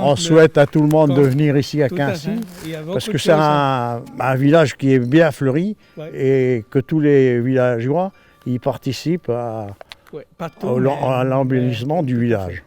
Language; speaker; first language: French; native; French